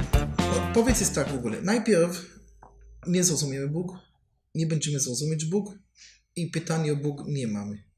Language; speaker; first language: Polish; non-native, learner; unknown